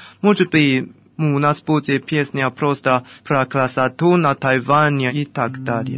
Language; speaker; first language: Russian; non-native, learner; Chinese